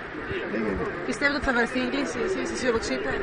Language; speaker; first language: Greek; native; Greek